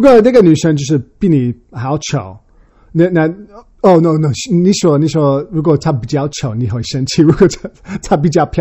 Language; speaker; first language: Chinese; early bilingual, heritage; Chinese